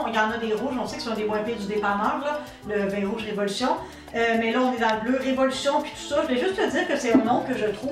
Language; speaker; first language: French; native; French